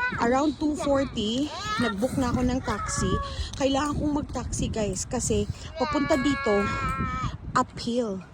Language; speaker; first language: Filipino; native; Filipino